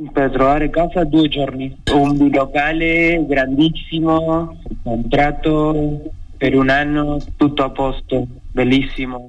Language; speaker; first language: Italian; non-native, learner; Spanish